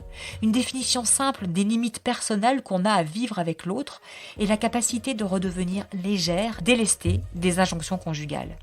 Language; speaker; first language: French; native; French